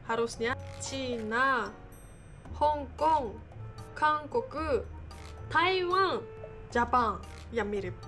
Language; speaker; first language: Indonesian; non-native, fluent; Japanese